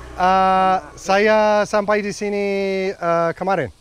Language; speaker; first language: Indonesian; non-native, learner; English